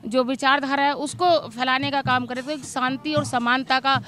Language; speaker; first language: Hindi; native; Hindi